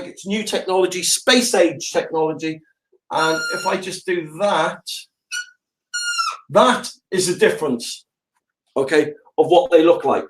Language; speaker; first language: English; native; English